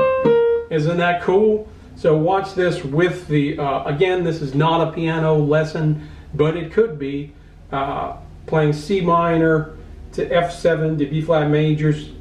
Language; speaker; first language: English; native; English